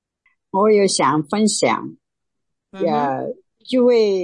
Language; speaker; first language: Chinese; non-native, local second language; Cantonese